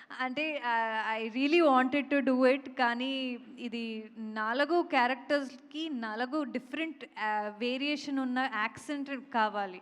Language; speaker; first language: Telugu; non-native, local second language; Kannada